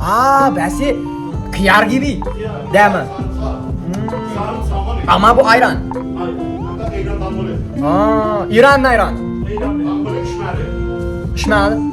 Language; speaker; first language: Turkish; non-native, learner; Kazakh